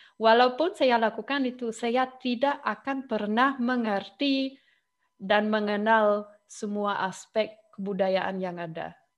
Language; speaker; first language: Indonesian; non-native, fluent; German